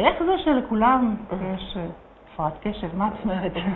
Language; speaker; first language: Hebrew; native; Hebrew